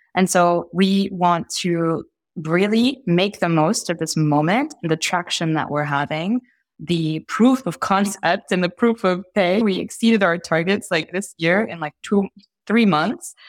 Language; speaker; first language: English; early bilingual, heritage; Italian